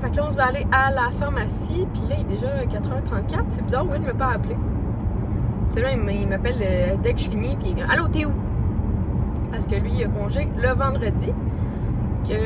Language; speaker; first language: French; native; French